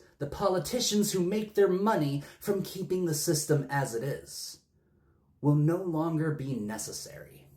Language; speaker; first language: English; native; English